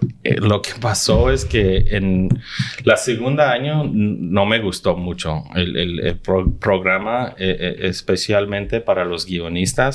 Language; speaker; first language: Spanish; early bilingual, heritage; English